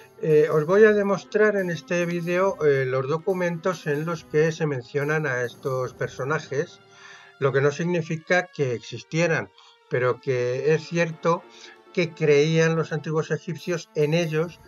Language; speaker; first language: Spanish; native; Spanish